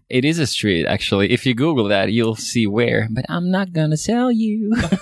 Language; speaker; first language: English; non-native, fluent; Swedish